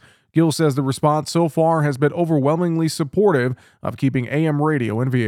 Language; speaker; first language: English; native; English